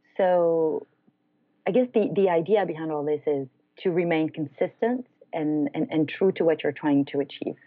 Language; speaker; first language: English; non-native, fluent; French